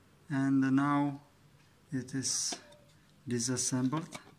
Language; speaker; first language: English; non-native, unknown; Czech